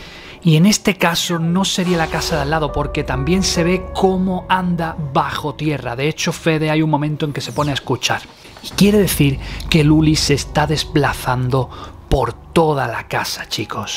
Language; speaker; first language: Spanish; native; Spanish